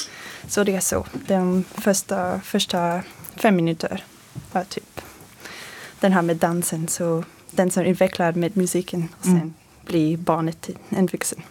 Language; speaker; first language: Swedish; non-native, fluent; French